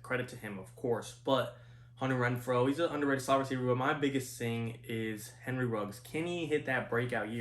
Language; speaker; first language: English; native; English